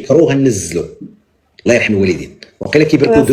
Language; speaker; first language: Arabic; native; Arabic